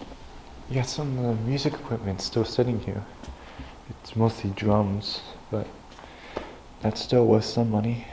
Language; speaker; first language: English; native; English